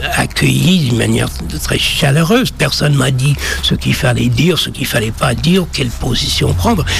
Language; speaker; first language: French; non-native, fluent; English